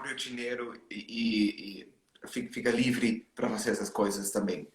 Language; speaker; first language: Portuguese; non-native, learner; German